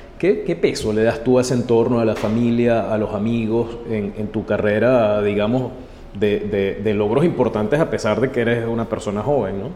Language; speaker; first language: Spanish; native; Spanish